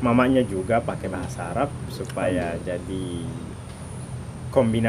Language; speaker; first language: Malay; non-native, fluent; Arabic